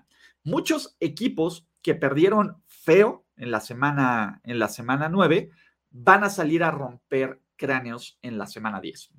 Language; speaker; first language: Spanish; native; Spanish